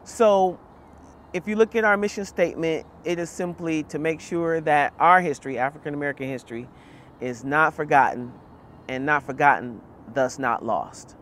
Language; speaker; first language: English; native; English